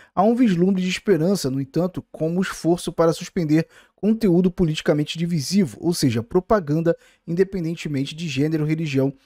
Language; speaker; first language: Portuguese; native; Portuguese